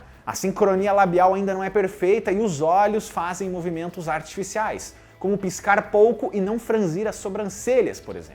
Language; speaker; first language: Portuguese; native; Portuguese